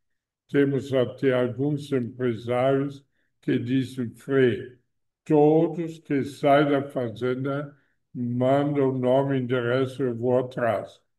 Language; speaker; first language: Portuguese; non-native, fluent; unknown